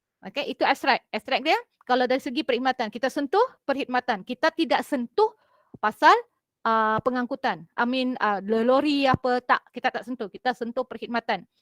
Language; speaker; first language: Malay; native; Malay